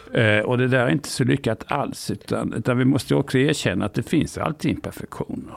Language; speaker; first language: Swedish; native; Swedish